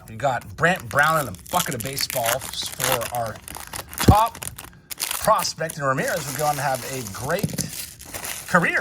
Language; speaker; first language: English; native; English